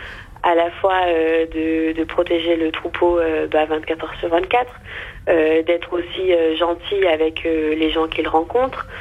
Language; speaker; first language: French; native; French